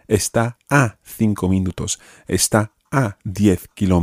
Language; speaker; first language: Spanish; non-native, fluent; English